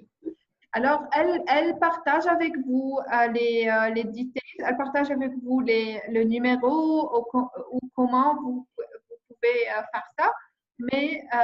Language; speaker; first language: French; non-native, learner; English